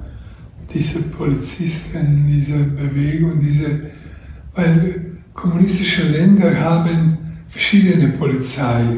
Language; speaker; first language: German; non-native, learner; Croatian